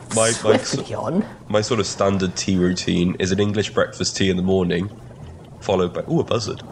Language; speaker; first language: English; non-native, local second language; Welsh